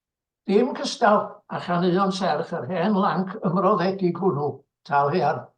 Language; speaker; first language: Welsh; native; Welsh